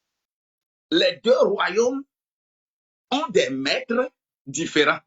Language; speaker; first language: French; non-native, local second language; Ewe